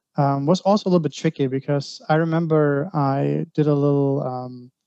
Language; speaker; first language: English; non-native, fluent; Greek